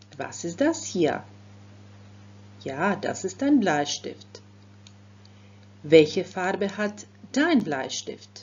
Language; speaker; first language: German; non-native, fluent; Croatian